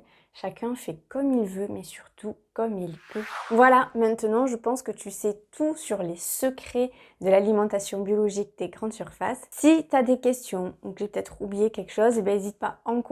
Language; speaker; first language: French; native; French